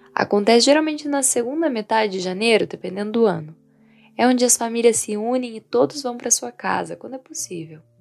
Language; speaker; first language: Portuguese; non-native, fluent; Vietnamese